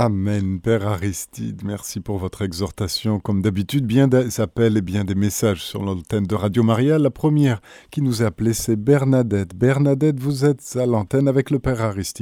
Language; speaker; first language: French; native; French